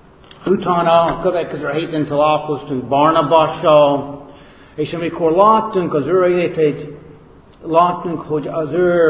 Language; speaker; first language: Hungarian; non-native, fluent; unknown